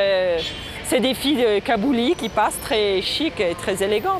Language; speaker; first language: French; native; French